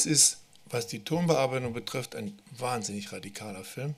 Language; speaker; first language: German; native; German